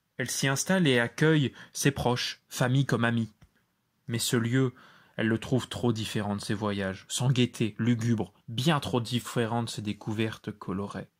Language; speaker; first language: French; native; French